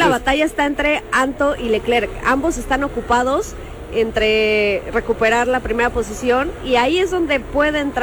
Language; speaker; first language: Spanish; native; Spanish